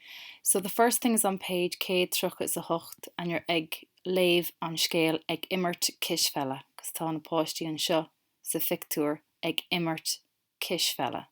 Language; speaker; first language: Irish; non-native, local second language; English